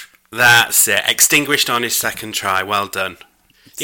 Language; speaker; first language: English; native; English